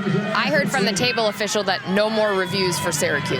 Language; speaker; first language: English; native; English